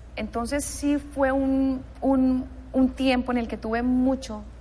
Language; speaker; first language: Spanish; native; Spanish